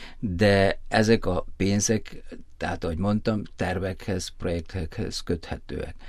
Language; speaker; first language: Hungarian; native; Hungarian